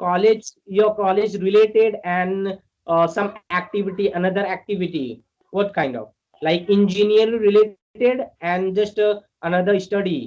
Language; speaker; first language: English; non-native, learner; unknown